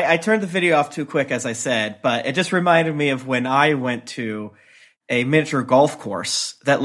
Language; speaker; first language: English; native; English